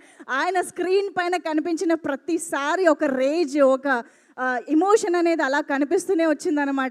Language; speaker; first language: Telugu; native; Telugu